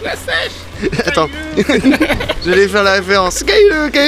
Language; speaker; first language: French; native; French